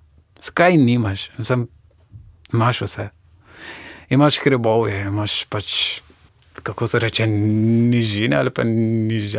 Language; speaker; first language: Slovenian; non-native, fluent; Persian